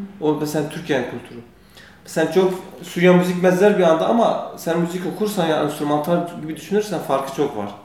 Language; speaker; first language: Turkish; non-native, learner; Kurdish